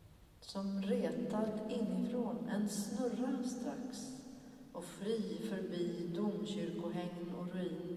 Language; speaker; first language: Swedish; native; Swedish